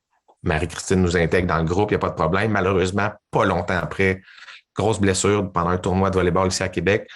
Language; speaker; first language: French; native; French